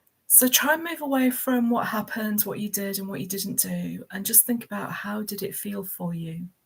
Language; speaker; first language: English; native; English